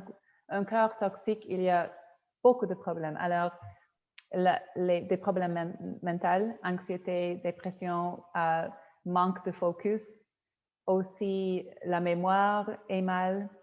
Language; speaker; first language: French; non-native, fluent; Polish